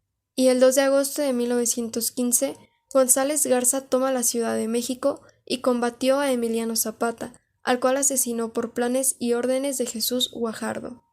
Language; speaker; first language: Spanish; native; Spanish